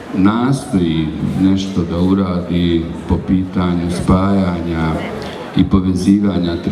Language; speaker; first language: Bosnian; native; Bosnian